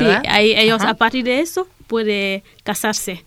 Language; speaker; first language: Spanish; non-native, learner; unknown